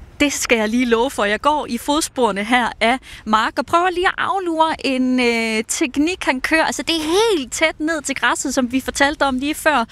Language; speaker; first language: Danish; native; Danish